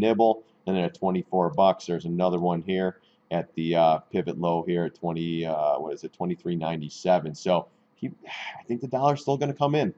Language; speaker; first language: English; native; English